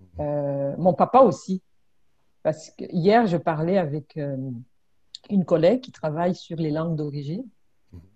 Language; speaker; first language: French; non-native, local second language; Kinyarwanda